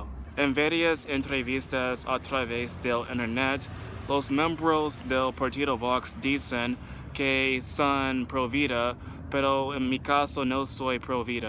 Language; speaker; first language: Spanish; non-native, learner; English